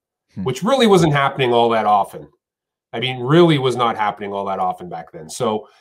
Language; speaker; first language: English; native; English